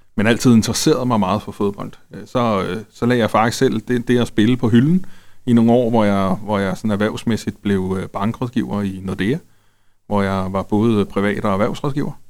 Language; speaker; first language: Danish; native; Danish